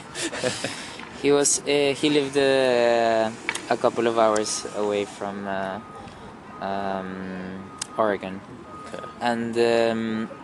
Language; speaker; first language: English; non-native, fluent; Spanish